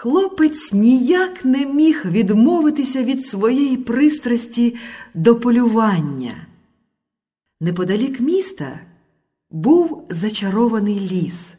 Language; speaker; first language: Ukrainian; native; Ukrainian